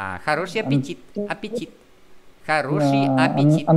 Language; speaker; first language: Russian; non-native, fluent; Vietnamese